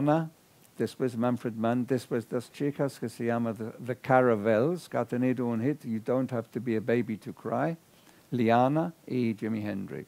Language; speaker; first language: Spanish; non-native, fluent; English